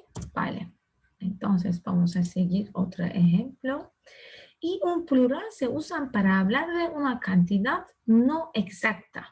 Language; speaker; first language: Spanish; non-native, fluent; Turkish